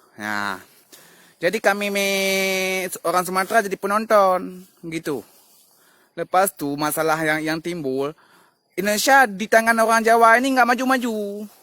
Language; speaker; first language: Malay; non-native, local second language; Achinese